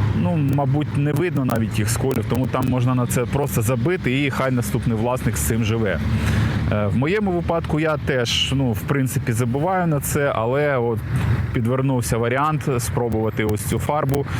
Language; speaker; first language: Ukrainian; native; Ukrainian